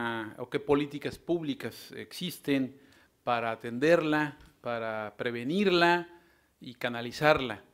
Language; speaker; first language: Spanish; native; Spanish